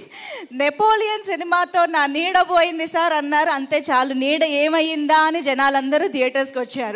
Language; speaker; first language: Telugu; native; Telugu